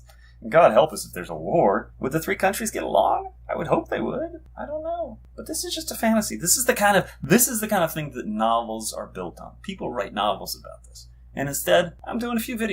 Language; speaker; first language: English; native; English